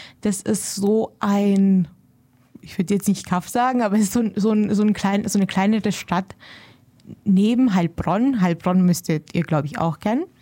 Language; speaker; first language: German; early bilingual, other home language; Romanian